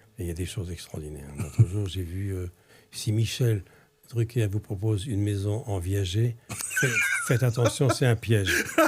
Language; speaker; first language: French; early bilingual, other home language; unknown